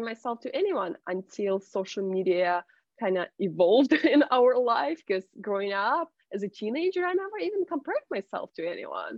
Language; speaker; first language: English; non-native, fluent; Russian